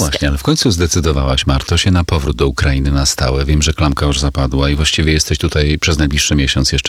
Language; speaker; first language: Polish; native; Polish